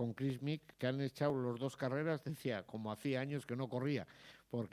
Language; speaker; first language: Spanish; native; Spanish